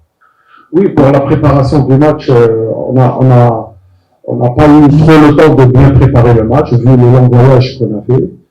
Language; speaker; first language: French; non-native, local second language; Arabic